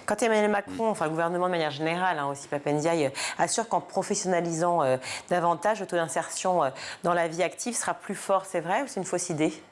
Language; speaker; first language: French; native; French